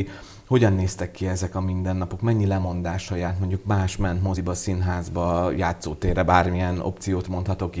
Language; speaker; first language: Hungarian; native; Hungarian